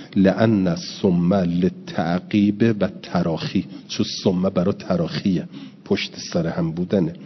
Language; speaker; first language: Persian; native; Persian